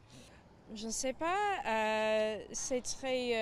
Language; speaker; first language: French; non-native, learner; English